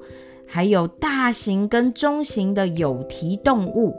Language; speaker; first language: Chinese; native; Chinese